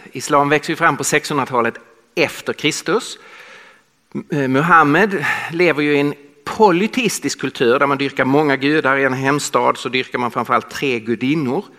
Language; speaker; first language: Swedish; native; Swedish